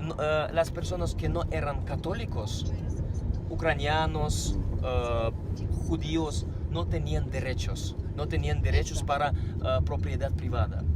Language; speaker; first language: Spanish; non-native, fluent; Ukrainian